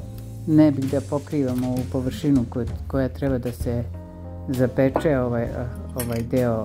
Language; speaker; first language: Serbian; native; Serbian